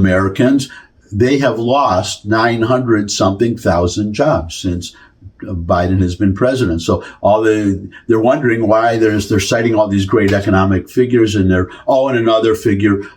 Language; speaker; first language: English; native; English